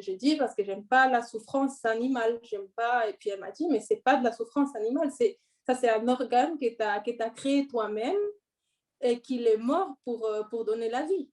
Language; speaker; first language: French; non-native, fluent; Spanish